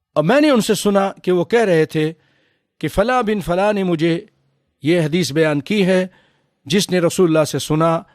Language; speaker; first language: Urdu; native; Urdu